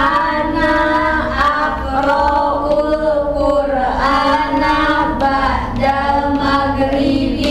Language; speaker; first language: Arabic; non-native, learner; Indonesian